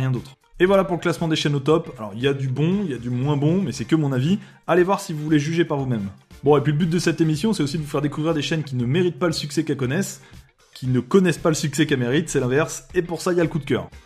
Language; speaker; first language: French; native; French